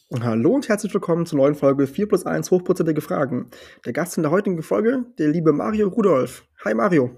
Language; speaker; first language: German; early bilingual, heritage; German